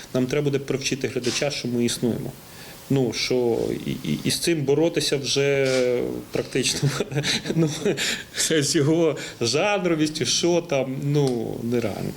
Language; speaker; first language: Ukrainian; native; Ukrainian